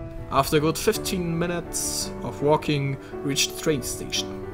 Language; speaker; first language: English; non-native, fluent; German